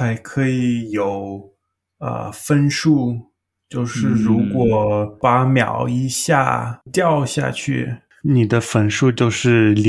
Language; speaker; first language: Chinese; non-native, learner; English